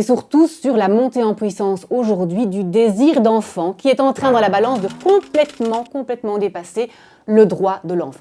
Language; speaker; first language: French; native; French